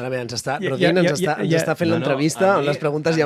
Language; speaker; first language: Catalan; native; Catalan